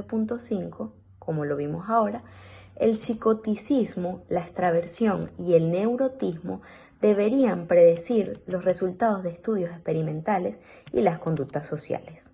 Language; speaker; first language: Spanish; native; Spanish